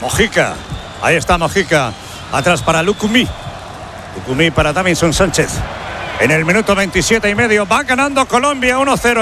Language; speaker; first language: Spanish; native; Spanish